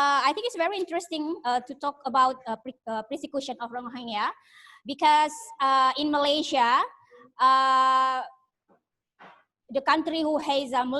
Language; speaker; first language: English; non-native, learner; Indonesian